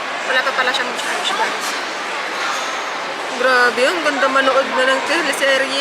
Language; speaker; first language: Filipino; native; Filipino